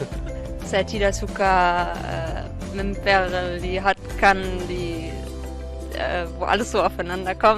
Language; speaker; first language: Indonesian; non-native, learner; German